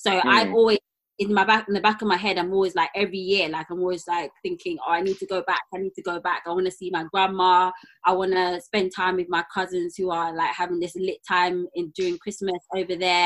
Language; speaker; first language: English; native; English